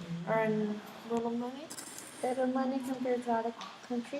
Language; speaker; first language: English; non-native, learner; Korean